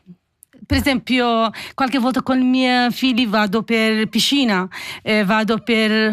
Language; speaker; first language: Italian; non-native, learner; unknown